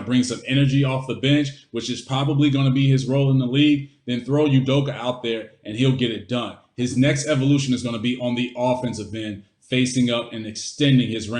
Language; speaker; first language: English; native; English